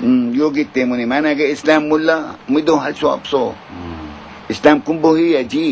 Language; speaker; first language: Korean; non-native, learner; Arabic